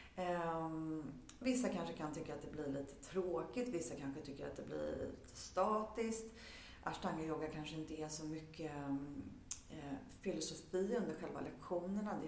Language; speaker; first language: Swedish; early bilingual, heritage; Swedish